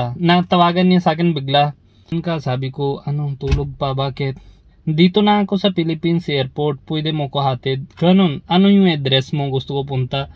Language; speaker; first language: Filipino; non-native, learner; Punjabi